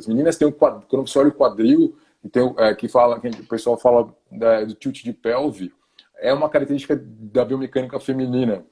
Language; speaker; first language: Portuguese; native; Portuguese